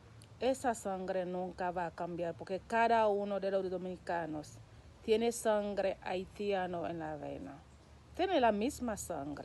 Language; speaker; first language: Spanish; non-native, local second language; Haitian Creole